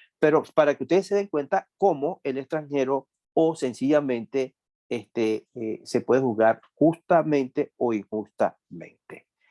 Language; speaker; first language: Spanish; native; Spanish